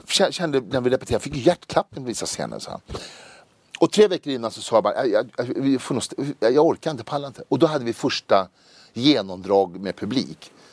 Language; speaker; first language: Swedish; native; Swedish